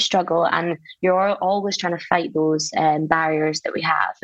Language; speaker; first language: English; native; English